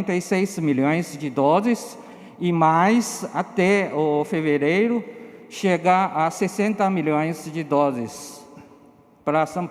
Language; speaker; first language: Portuguese; non-native, learner; Chinese